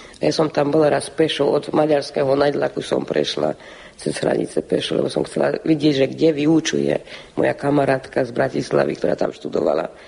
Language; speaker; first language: Slovak; early bilingual, heritage; Slovak